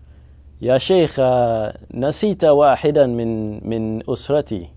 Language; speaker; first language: Arabic; non-native, learner; English